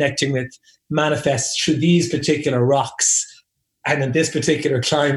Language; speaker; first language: English; native; English